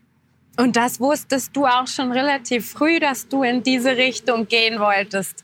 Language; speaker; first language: German; native; German